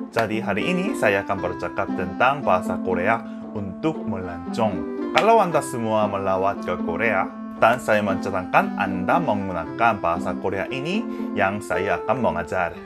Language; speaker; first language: Indonesian; non-native, learner; Korean